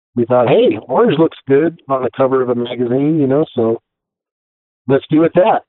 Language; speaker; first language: English; native; English